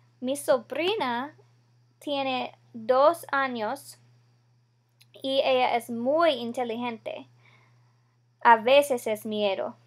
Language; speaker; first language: Spanish; non-native, learner; English